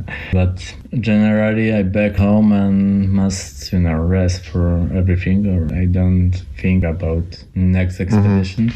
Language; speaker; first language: English; non-native, learner; Polish